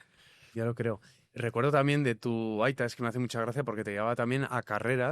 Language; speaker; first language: Spanish; native; Spanish